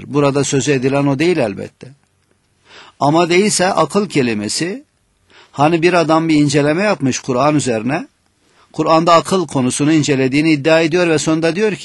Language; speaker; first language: Turkish; native; Turkish